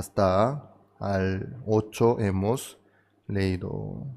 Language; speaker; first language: Spanish; non-native, fluent; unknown